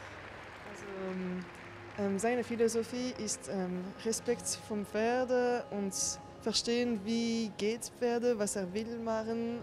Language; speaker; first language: German; non-native, local second language; French